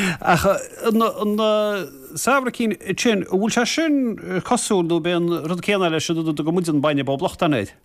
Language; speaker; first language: Irish; native; Irish